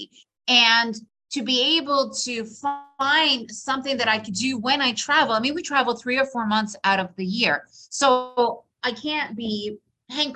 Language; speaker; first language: English; early bilingual, other home language; Russian